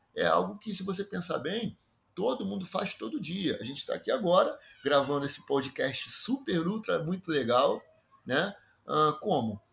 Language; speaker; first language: Portuguese; native; Portuguese